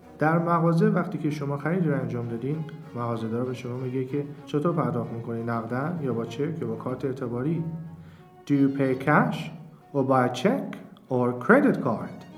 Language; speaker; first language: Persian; native; Persian